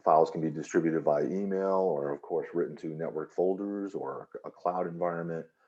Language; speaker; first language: English; native; English